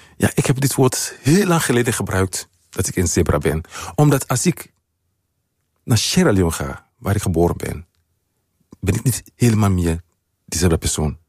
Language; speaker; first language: Dutch; non-native, fluent; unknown